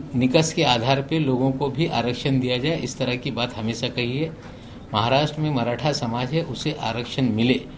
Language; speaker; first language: Hindi; native; Hindi